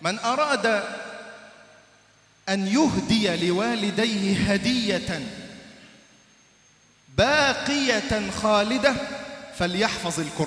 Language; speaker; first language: Arabic; native; Arabic